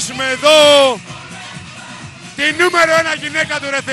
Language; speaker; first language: Greek; native; Greek